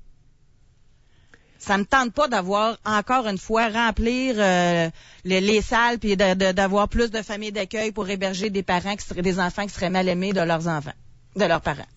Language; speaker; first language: French; native; French